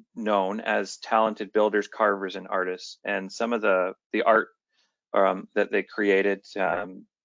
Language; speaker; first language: English; native; English